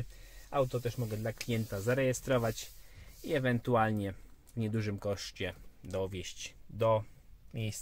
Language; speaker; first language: Polish; native; Polish